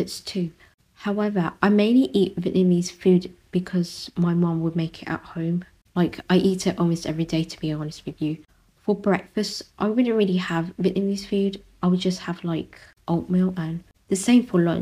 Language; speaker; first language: English; non-native, local second language; Vietnamese